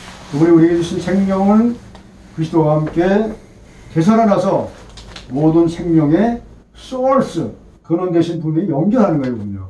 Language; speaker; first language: Korean; native; Korean